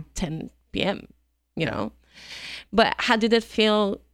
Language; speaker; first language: English; non-native, fluent; Persian